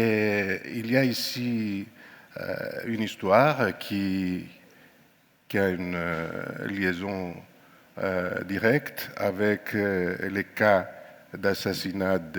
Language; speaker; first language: French; non-native, fluent; Greek